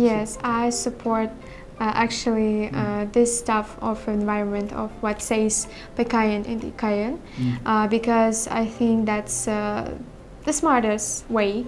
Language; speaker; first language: English; non-native, learner; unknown